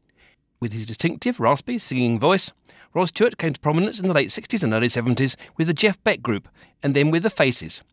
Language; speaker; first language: English; native; English